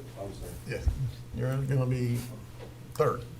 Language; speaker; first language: English; native; English